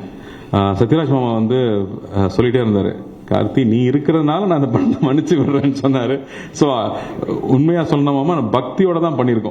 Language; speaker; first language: Tamil; native; Tamil